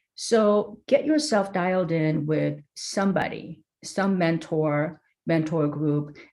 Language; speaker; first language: English; early bilingual, other home language; Korean